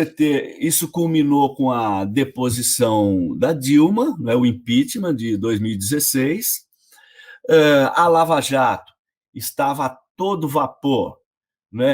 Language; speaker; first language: Portuguese; native; Portuguese